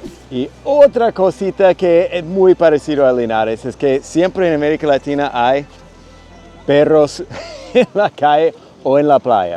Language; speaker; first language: Spanish; non-native, fluent; English